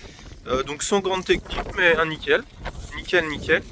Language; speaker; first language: French; native; French